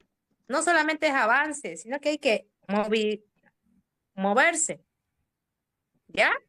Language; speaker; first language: Spanish; native; Spanish